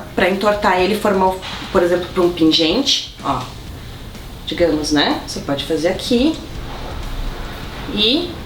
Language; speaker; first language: Portuguese; native; Portuguese